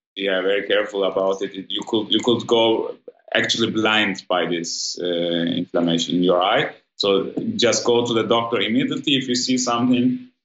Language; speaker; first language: English; non-native, fluent; German